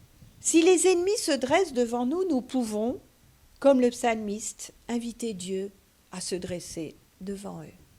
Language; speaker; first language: French; native; French